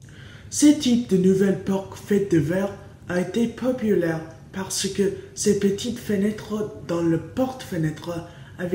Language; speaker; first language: French; non-native, learner; English